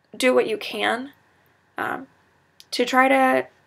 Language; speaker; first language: English; native; English